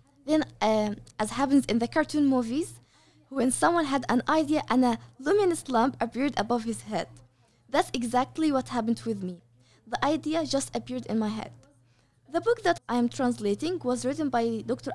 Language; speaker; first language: English; non-native, fluent; Arabic